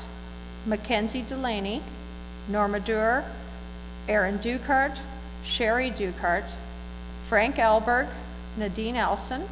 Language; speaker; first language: English; native; English